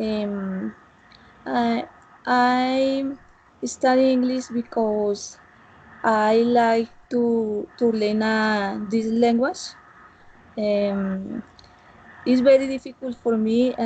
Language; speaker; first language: English; non-native, learner; Spanish